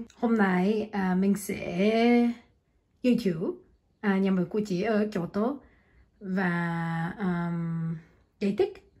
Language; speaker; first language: Vietnamese; non-native, learner; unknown